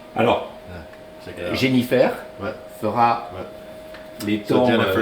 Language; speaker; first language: French; native; French